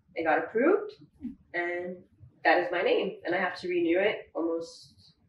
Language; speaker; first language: English; native; English